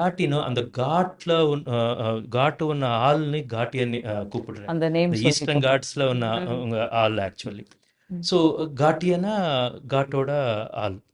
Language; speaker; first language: Tamil; non-native, learner; Telugu